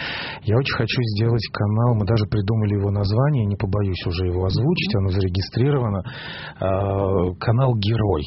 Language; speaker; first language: Russian; native; Russian